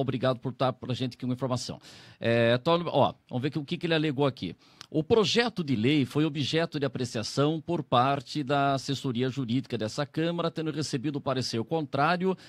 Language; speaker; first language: Portuguese; native; Portuguese